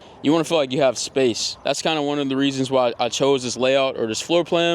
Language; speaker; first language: English; native; English